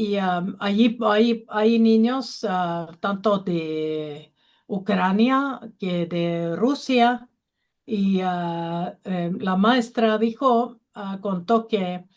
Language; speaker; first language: Spanish; non-native, learner; Finnish